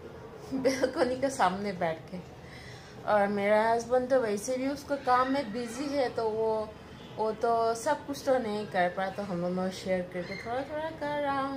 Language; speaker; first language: Hindi; non-native, local second language; Bangla